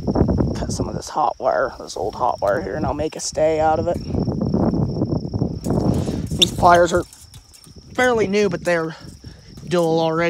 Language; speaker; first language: English; native; English